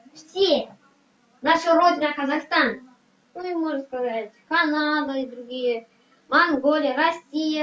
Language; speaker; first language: Russian; non-native, local second language; Kazakh